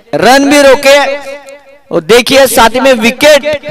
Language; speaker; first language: Hindi; non-native, local second language; Marathi